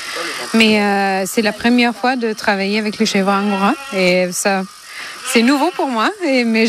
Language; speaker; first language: French; non-native, fluent; German